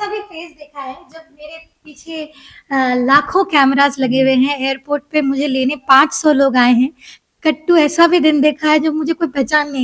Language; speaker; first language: Hindi; native; Hindi